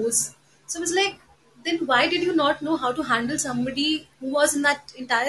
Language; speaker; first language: English; non-native, local second language; Hindi